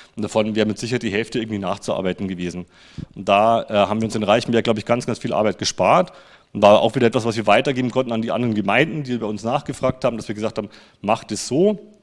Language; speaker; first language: German; native; German